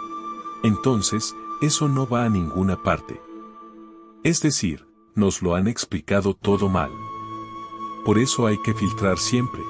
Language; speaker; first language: Spanish; native; Spanish